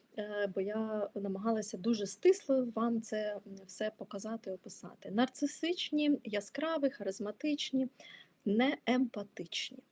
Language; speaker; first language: Ukrainian; non-native, local second language; Russian